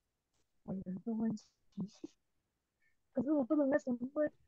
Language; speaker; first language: English; non-native, learner; Malay